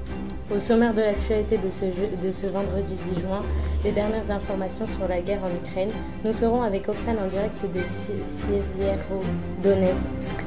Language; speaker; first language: French; native; French